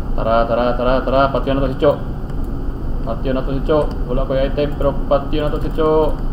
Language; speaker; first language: Filipino; non-native, local second language; Cebuano